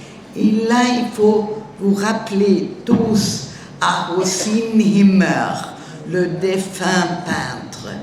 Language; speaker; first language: French; non-native, learner; German